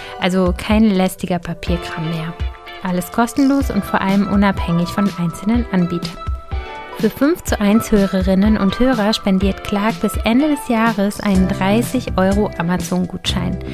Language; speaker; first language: German; native; German